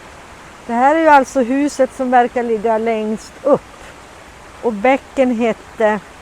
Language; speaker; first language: Swedish; native; Swedish